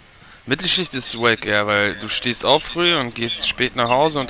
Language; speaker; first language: German; native; German